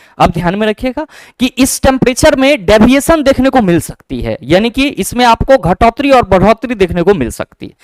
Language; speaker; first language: Hindi; native; Hindi